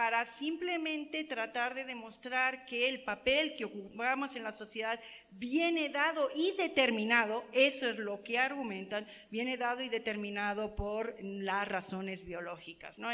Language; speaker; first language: Spanish; native; Spanish